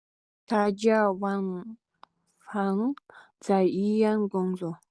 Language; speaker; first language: Chinese; non-native, learner; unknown